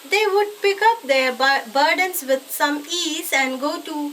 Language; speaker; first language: English; non-native, local second language; Malayalam